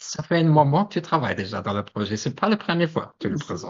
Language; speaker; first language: French; non-native, fluent; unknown